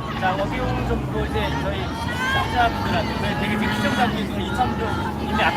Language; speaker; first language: Korean; native; Korean